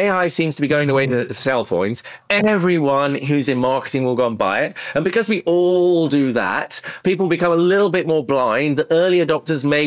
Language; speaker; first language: English; non-native, local second language; Akan